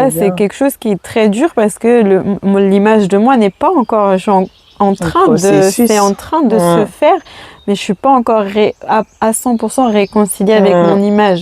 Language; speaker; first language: French; native; French